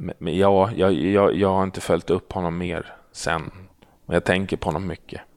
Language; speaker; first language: Swedish; native; Swedish